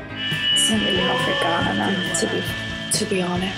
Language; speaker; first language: Welsh; non-native, learner; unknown